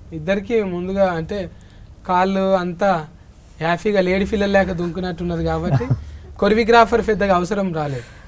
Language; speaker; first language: Telugu; native; Telugu